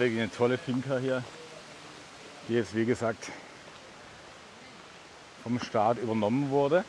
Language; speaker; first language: German; native; German